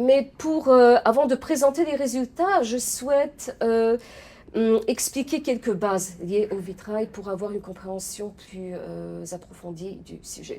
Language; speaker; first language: French; non-native, fluent; Polish